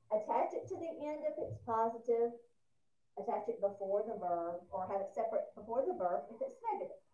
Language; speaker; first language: English; native; English